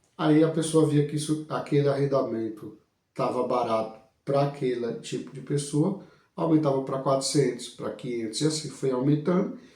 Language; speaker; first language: Portuguese; native; Portuguese